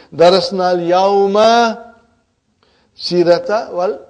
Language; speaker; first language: Arabic; non-native, fluent; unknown